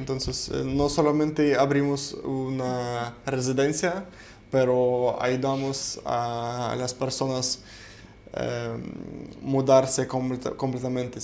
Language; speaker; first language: Spanish; non-native, fluent; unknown